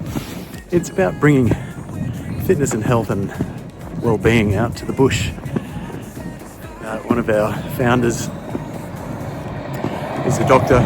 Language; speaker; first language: English; native; English